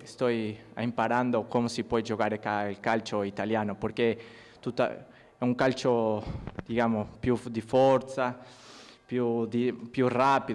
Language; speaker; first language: Italian; non-native, learner; Portuguese